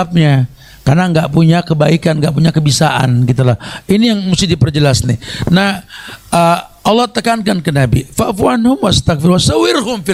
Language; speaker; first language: Indonesian; native; Indonesian